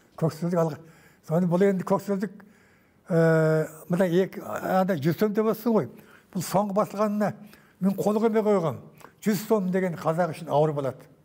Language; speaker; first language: Kazakh; native; Kazakh